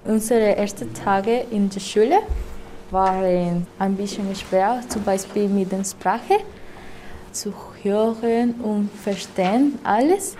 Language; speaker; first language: German; non-native, learner; Spanish